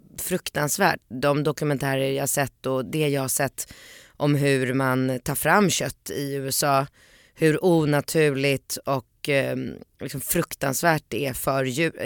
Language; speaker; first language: Swedish; early bilingual, other home language; Polish